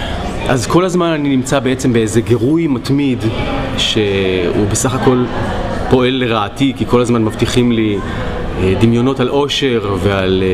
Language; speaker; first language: Hebrew; native; Hebrew